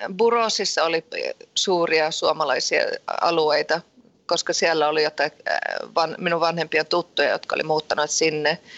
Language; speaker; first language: Finnish; early bilingual, heritage; Finnish